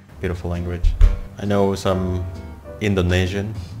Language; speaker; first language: English; non-native, fluent; Indonesian